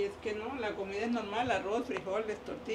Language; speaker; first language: Spanish; native; Spanish